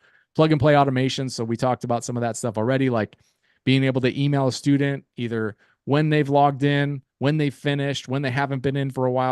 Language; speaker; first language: English; native; English